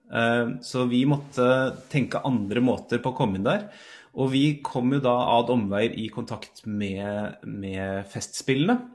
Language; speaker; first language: Norwegian; native; Norwegian